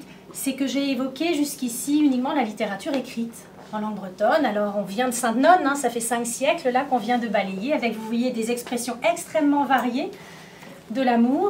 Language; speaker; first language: French; native; French